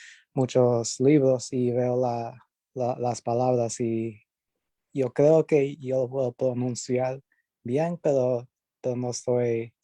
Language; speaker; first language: Spanish; early bilingual, heritage; Spanish